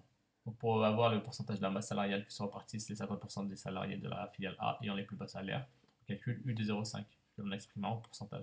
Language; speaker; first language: French; native; French